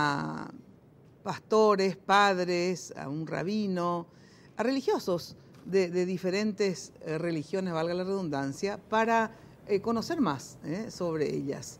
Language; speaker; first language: Spanish; native; Spanish